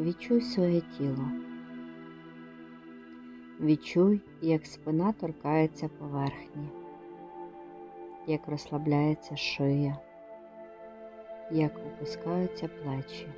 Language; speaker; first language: Ukrainian; native; Ukrainian